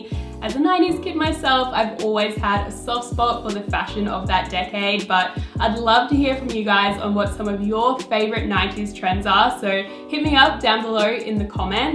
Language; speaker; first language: English; native; English